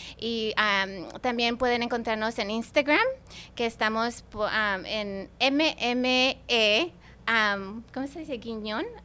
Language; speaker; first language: Spanish; early bilingual, heritage; Spanish